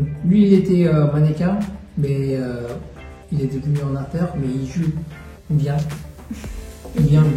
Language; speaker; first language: French; non-native, fluent; Korean